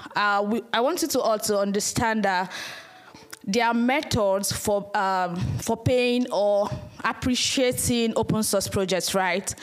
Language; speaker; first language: English; non-native, local second language; Yoruba